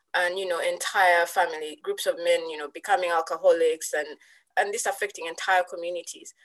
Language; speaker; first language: English; non-native, local second language; Ganda